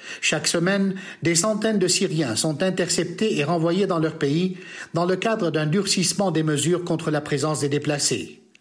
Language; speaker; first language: French; non-native, local second language; Arabic